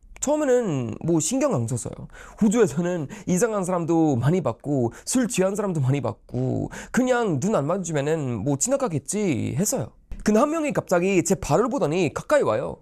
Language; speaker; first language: Korean; non-native, fluent; Swedish